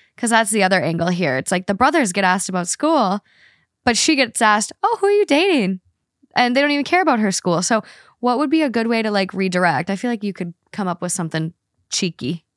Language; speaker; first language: English; native; English